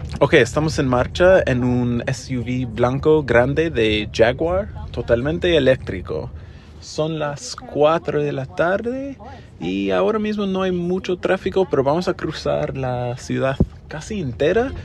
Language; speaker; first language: Spanish; non-native, fluent; English